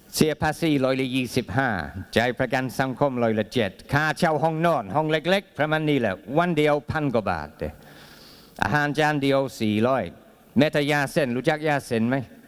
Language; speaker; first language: Thai; non-native, fluent; English